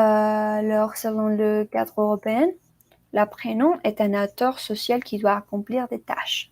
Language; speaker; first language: French; non-native, learner; Spanish